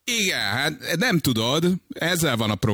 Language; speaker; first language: Hungarian; native; Hungarian